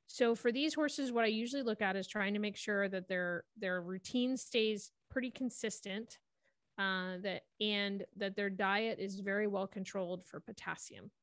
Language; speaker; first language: English; native; English